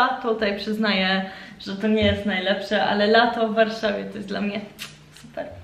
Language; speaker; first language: Polish; early bilingual, heritage; Polish